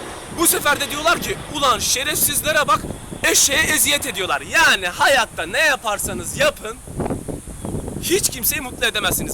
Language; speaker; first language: Turkish; native; Turkish